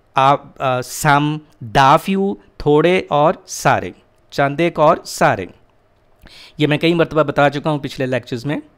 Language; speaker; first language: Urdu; native; Urdu